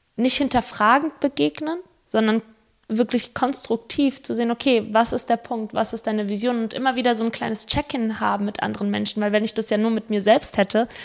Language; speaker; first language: German; early bilingual, other home language; Spanish